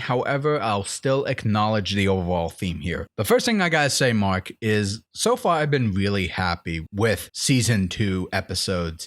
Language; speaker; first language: English; native; English